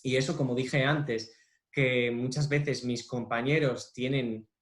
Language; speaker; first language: Spanish; non-native, fluent; English